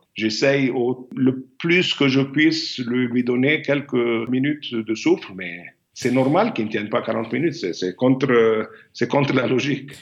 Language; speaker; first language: French; non-native, fluent; Arabic